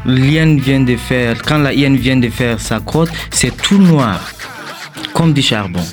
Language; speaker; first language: French; non-native, local second language; Mossi